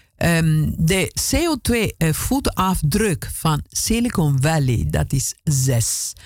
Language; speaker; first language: Dutch; non-native, fluent; Italian